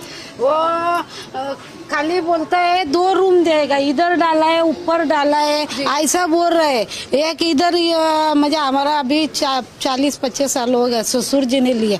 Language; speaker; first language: Hindi; non-native, local second language; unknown